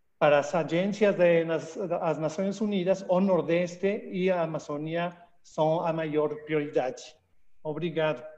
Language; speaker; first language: Portuguese; non-native, learner; Spanish